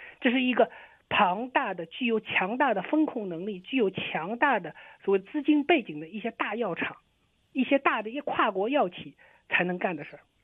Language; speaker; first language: Chinese; native; Chinese